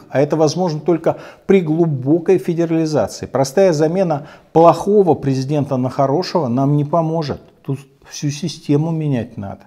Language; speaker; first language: Russian; native; Russian